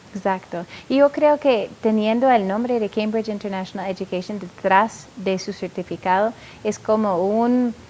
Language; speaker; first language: Spanish; non-native, fluent; English